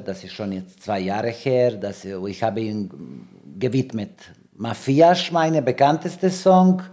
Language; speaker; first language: German; non-native, learner; Serbian